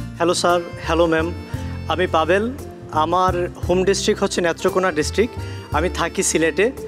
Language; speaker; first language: Bangla; native; Bangla